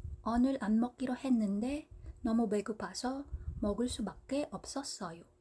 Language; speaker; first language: Korean; non-native, fluent; Filipino